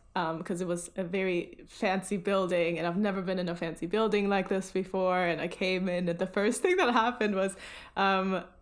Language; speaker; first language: English; early bilingual, other home language; German